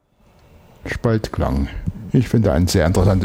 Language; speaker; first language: German; native; German